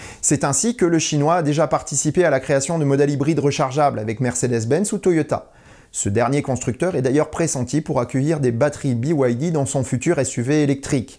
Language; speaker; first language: French; native; French